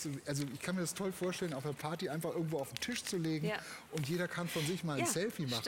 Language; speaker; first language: German; native; German